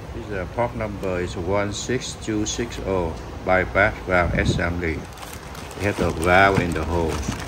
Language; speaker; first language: English; non-native, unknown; Vietnamese